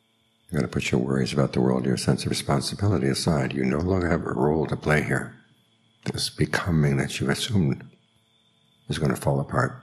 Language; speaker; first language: English; native; English